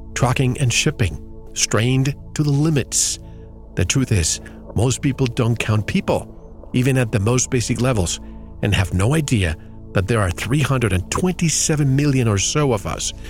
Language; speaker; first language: English; native; English